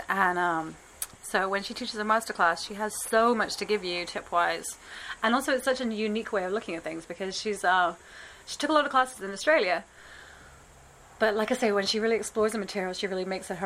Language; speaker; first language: English; native; English